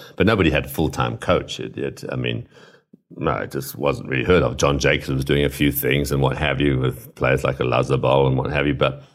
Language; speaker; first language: English; native; English